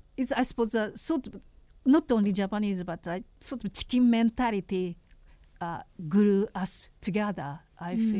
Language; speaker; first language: English; non-native, fluent; Japanese